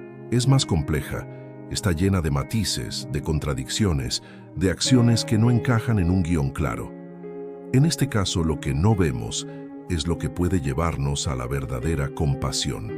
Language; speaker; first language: Spanish; native; Spanish